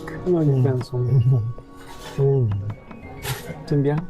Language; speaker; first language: French; non-native, fluent; Spanish